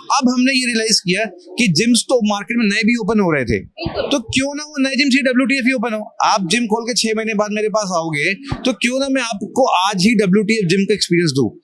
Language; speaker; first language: Hindi; native; Hindi